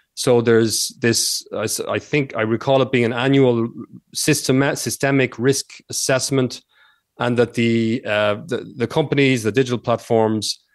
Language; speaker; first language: English; native; English